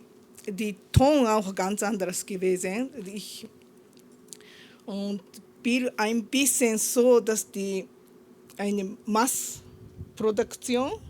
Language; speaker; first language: German; non-native, learner; Japanese